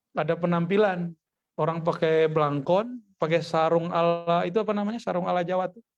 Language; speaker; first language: Indonesian; non-native, local second language; Minangkabau